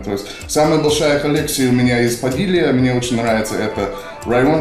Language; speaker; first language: Russian; non-native, fluent; English